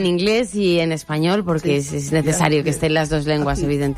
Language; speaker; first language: Spanish; native; Spanish